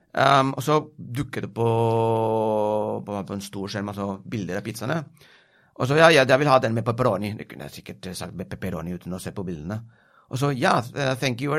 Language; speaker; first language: Norwegian; non-native, fluent; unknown